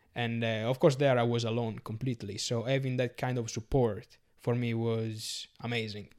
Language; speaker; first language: English; non-native, learner; Italian